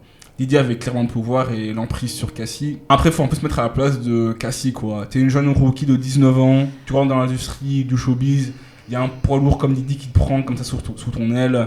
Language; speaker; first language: French; native; French